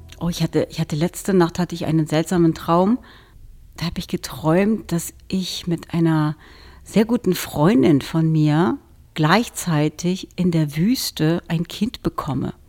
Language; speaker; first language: German; early bilingual, other home language; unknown